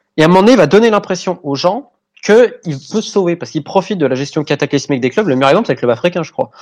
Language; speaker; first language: French; native; French